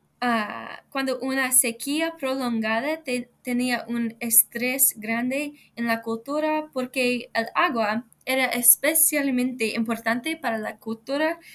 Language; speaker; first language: Spanish; non-native, learner; English